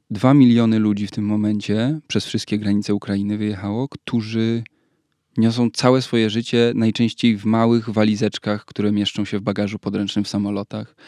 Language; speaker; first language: Polish; native; Polish